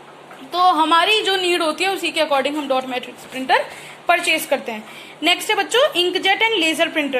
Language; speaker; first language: Hindi; native; Hindi